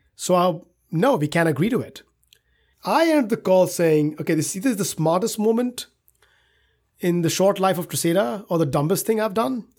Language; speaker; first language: English; non-native, local second language; Hindi